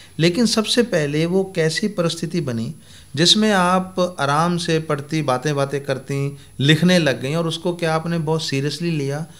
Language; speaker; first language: Hindi; non-native, local second language; Punjabi